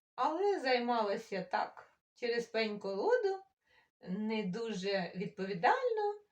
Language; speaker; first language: Ukrainian; non-native, local second language; Russian